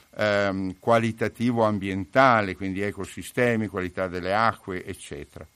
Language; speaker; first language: Italian; native; Italian